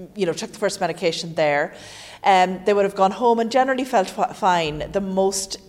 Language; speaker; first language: English; native; English